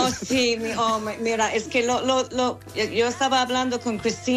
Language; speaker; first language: Spanish; non-native, fluent; English